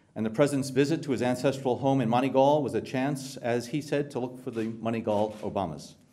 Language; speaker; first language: English; native; English